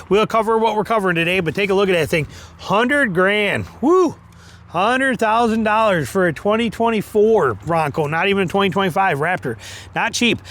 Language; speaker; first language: English; native; English